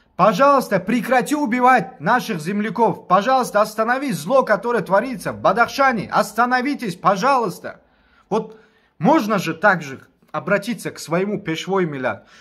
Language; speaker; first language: Russian; non-native, local second language; Tajik